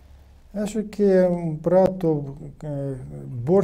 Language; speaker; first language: Portuguese; non-native, learner; Ukrainian